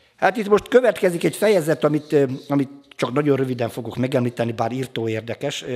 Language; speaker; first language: Hungarian; native; Hungarian